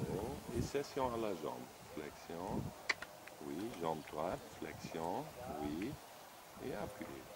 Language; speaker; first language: French; non-native, learner; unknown